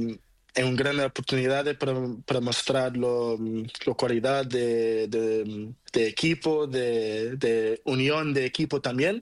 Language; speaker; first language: Spanish; non-native, learner; Portuguese